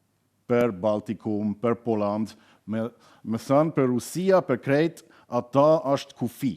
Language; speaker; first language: Albanian; non-native, learner; German